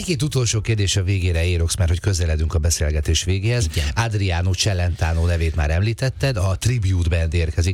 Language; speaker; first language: Hungarian; native; Hungarian